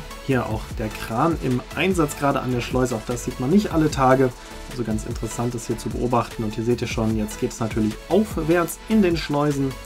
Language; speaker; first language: German; native; German